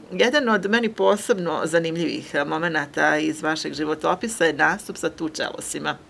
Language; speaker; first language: Croatian; native; Croatian